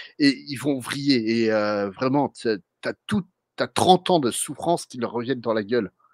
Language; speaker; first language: French; native; French